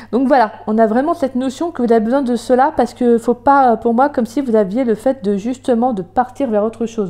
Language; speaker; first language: French; native; French